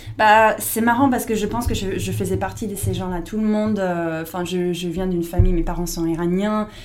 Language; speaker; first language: French; non-native, fluent; English